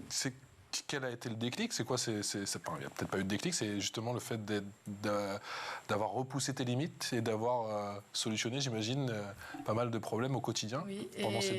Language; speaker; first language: French; native; French